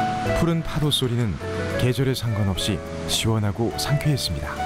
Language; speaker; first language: Korean; native; Korean